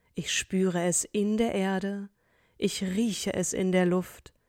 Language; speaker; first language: German; native; German